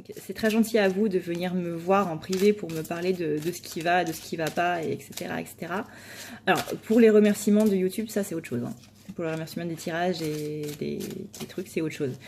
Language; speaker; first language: French; native; French